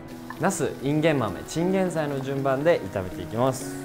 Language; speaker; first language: Japanese; native; Japanese